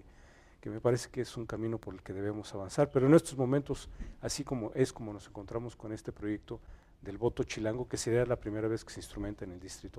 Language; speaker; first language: Spanish; native; Spanish